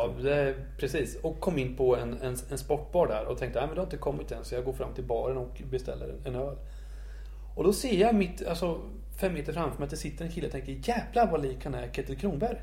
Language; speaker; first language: Swedish; native; Swedish